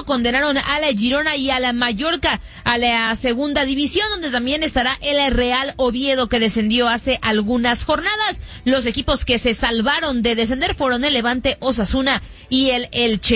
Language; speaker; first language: Spanish; native; Spanish